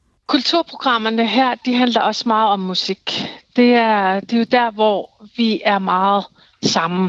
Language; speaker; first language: Danish; non-native, local second language; Kalaallisut